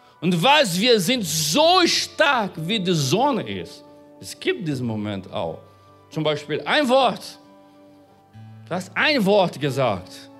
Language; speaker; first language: German; non-native, fluent; Portuguese